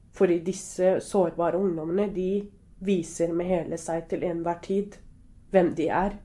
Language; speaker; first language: Norwegian; early bilingual, other home language; Arabic